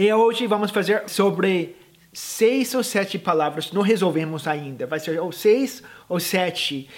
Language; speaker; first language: Portuguese; non-native, fluent; English